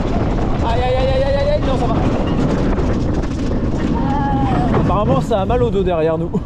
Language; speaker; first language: French; native; French